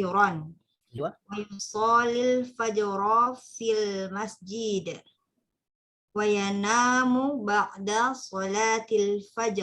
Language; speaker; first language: Arabic; non-native, learner; Indonesian